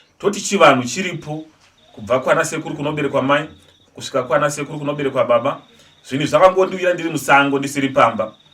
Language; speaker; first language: Shona; non-native, local second language; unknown